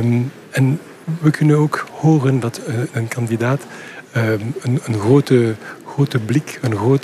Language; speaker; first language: Dutch; non-native, local second language; French